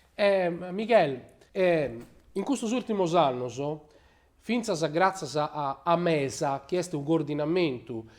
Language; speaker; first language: Italian; native; Italian